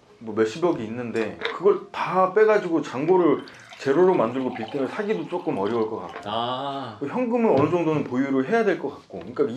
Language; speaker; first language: Korean; native; Korean